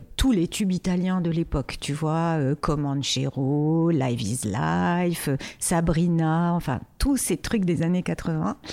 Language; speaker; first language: French; native; French